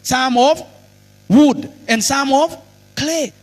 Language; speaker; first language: English; non-native, local second language; Swahili